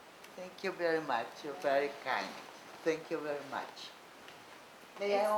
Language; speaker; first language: English; non-native, learner; Portuguese